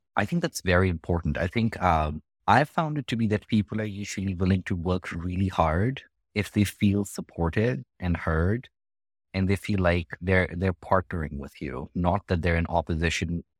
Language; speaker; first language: English; non-native, local second language; Hindi